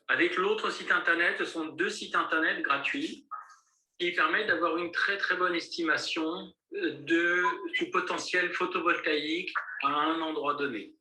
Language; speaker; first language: French; native; French